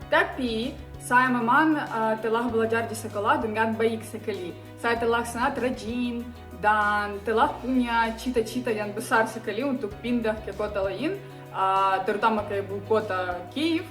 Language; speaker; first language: Indonesian; non-native, learner; Ukrainian